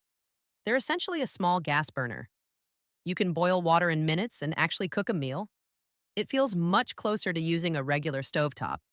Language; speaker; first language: English; native; English